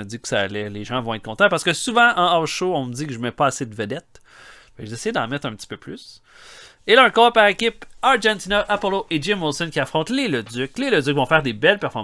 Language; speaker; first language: French; native; French